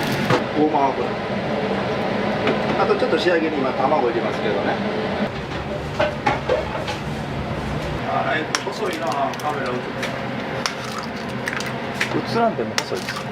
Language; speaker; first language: Japanese; native; Japanese